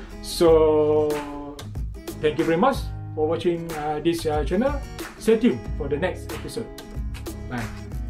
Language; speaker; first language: English; non-native, local second language; Malay